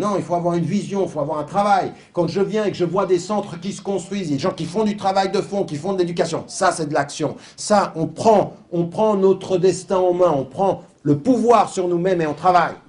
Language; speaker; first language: French; native; French